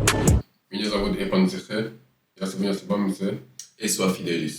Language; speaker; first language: Russian; non-native, fluent; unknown